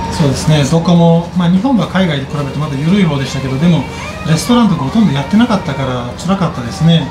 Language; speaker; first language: Japanese; non-native, fluent; Azerbaijani